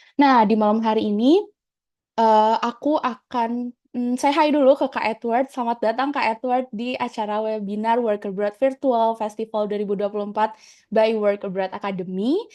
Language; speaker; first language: Indonesian; native; Indonesian